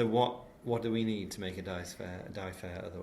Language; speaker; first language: English; native; English